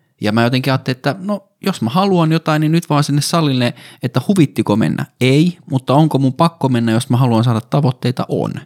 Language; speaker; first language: Finnish; native; Finnish